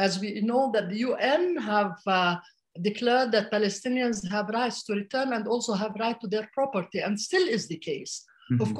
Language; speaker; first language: English; non-native, fluent; Arabic